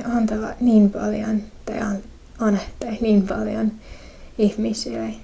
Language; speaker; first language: Finnish; non-native, learner; English